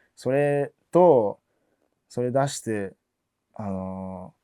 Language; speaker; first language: Japanese; early bilingual, other home language; English